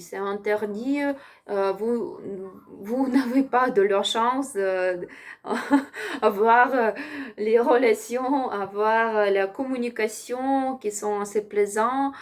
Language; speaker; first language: French; non-native, learner; Ukrainian